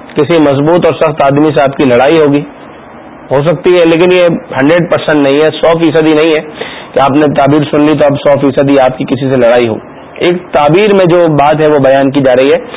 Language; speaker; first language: Urdu; native; Urdu